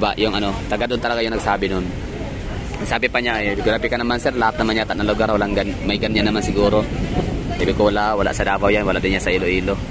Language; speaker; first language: Filipino; non-native, local second language; Cebuano